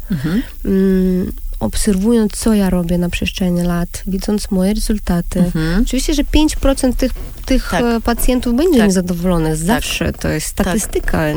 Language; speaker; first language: Polish; non-native, fluent; Russian